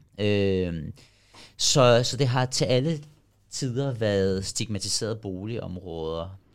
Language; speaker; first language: Danish; early bilingual, other home language; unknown